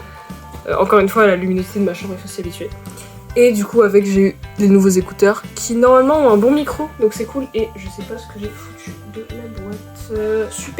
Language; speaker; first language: French; native; French